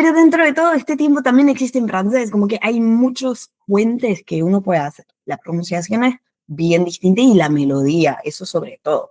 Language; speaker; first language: Spanish; non-native, fluent; French